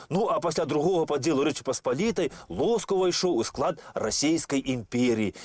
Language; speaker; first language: Belarusian; native; Belarusian